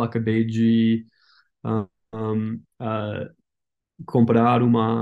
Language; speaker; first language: Portuguese; non-native, learner; English